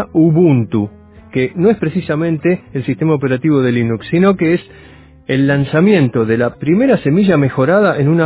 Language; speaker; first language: Spanish; native; Spanish